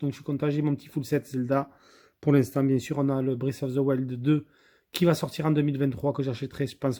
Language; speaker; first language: French; native; French